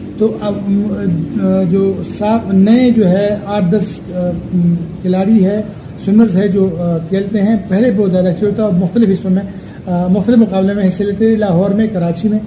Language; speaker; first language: Urdu; non-native, local second language; Pashto